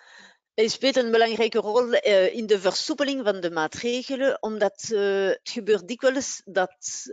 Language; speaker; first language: Dutch; non-native, local second language; French